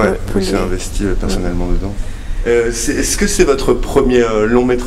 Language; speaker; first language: French; native; French